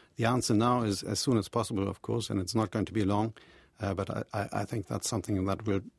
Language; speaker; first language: English; non-native, fluent; German